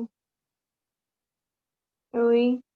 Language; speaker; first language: French; non-native, learner; Kazakh